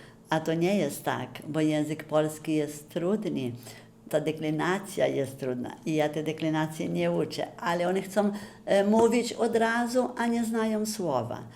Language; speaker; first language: Polish; early bilingual, heritage; Polish